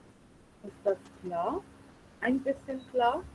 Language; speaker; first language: German; non-native, fluent; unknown